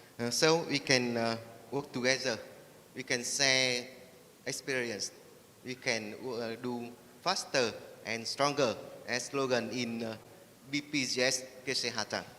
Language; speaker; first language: English; non-native, learner; Vietnamese